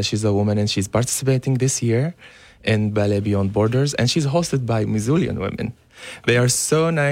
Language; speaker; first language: English; non-native, fluent; Arabic